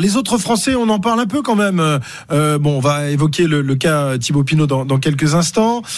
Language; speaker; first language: French; native; French